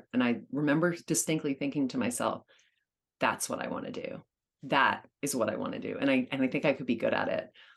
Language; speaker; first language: English; native; English